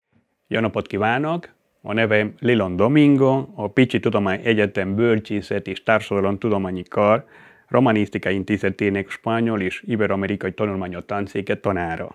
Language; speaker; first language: Hungarian; non-native, fluent; Spanish